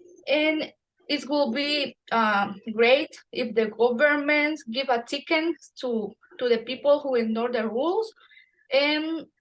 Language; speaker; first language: English; non-native, fluent; Spanish